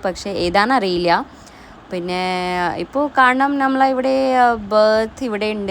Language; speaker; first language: Malayalam; non-native, learner; Hindi